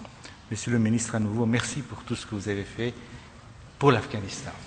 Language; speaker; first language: French; non-native, fluent; Persian